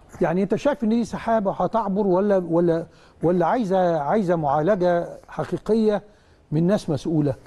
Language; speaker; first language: Arabic; native; Arabic